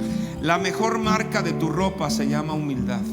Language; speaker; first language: Spanish; native; Spanish